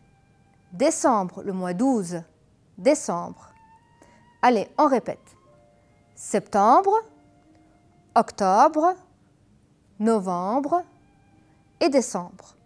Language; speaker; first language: French; non-native, fluent; Arabic